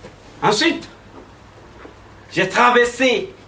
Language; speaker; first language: French; non-native, local second language; Bambara